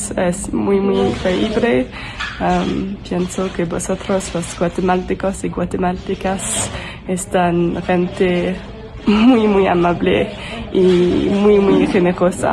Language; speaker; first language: Spanish; non-native, learner; English